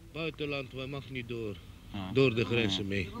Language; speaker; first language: Dutch; non-native, local second language; Romany